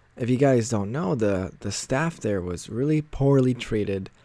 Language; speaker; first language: English; native; English